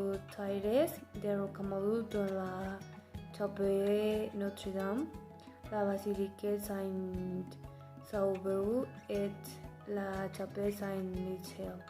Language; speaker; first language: French; non-native, learner; Spanish